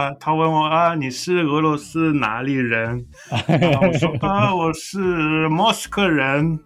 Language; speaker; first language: Chinese; non-native, fluent; English